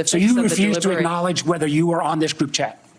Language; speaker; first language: English; native; English